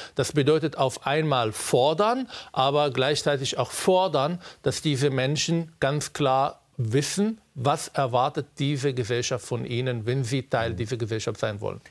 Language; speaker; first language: German; non-native, fluent; Arabic